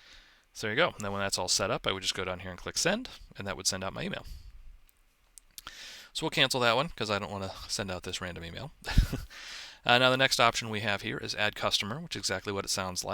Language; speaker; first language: English; native; English